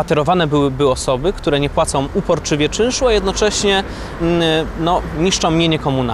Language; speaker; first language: Polish; native; Polish